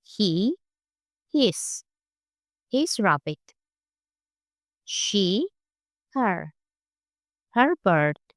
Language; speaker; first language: English; non-native, fluent; Polish